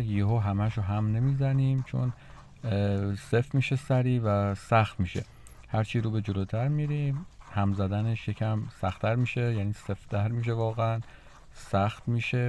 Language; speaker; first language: Persian; native; Persian